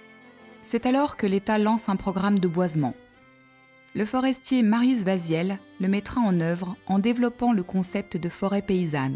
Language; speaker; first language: French; native; French